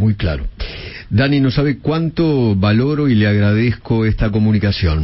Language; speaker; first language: Spanish; native; Spanish